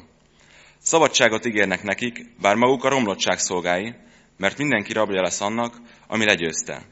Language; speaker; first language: Hungarian; native; Hungarian